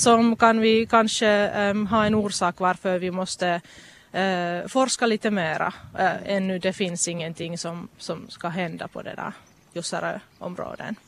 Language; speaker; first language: Swedish; non-native, local second language; Finnish